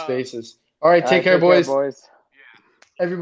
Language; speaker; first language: English; native; English